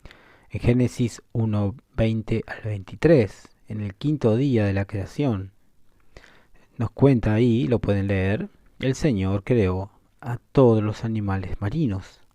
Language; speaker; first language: Spanish; native; Spanish